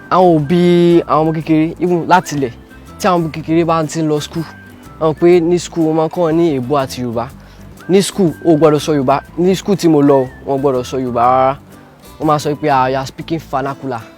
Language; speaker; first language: Yoruba; early bilingual, other home language; Portuguese